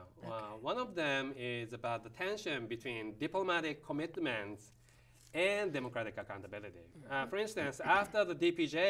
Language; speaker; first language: English; non-native, fluent; Japanese